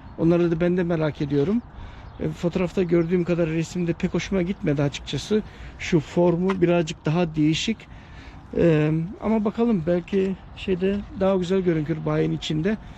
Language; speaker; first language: Turkish; early bilingual, heritage; Turkish